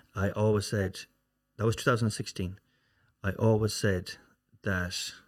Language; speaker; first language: English; native; English